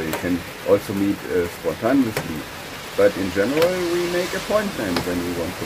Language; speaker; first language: English; non-native, fluent; German